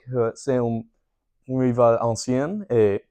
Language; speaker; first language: French; non-native, learner; English